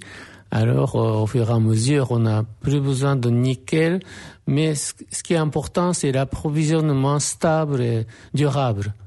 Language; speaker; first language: French; non-native, fluent; Japanese